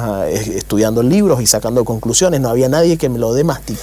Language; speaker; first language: Spanish; native; Spanish